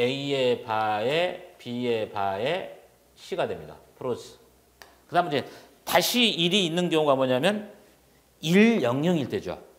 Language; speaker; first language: Korean; native; Korean